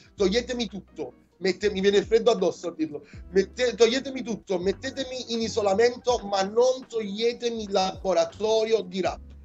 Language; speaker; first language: Italian; native; Italian